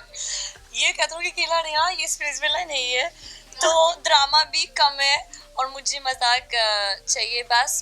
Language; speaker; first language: Hindi; non-native, learner; Arabic